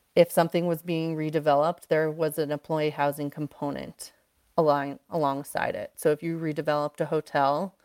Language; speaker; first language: English; native; English